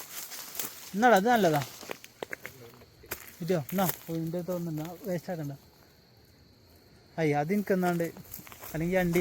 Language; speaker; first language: Malayalam; native; Malayalam